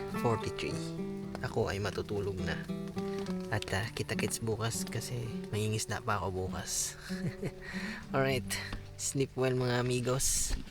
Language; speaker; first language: Filipino; non-native, local second language; Cebuano